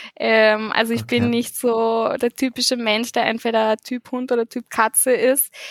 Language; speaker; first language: German; early bilingual, heritage; German